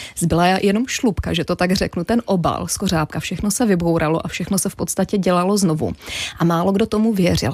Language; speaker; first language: Czech; non-native, local second language; Polish